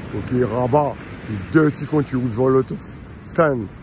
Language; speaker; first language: English; non-native, learner; French